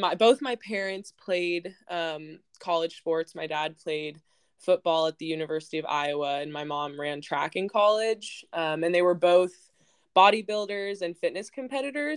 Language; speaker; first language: English; native; English